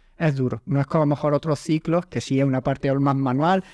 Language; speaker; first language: Spanish; native; Spanish